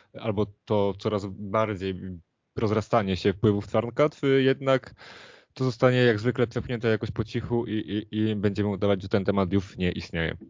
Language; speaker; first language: Polish; native; Polish